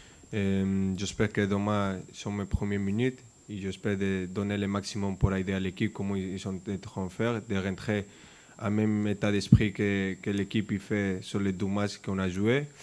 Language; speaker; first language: French; non-native, fluent; Spanish